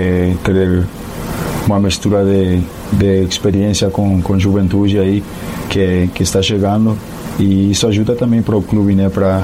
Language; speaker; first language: Portuguese; non-native, fluent; Spanish